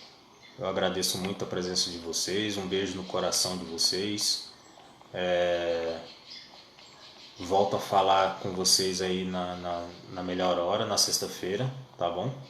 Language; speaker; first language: Portuguese; native; Portuguese